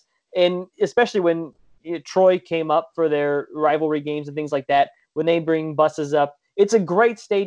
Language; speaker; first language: English; native; English